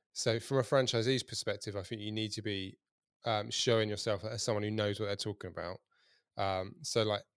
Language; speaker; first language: English; native; English